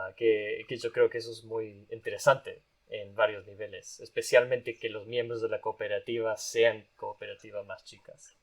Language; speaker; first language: Spanish; non-native, fluent; English